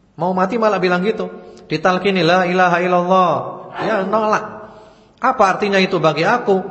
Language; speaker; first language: Indonesian; native; Indonesian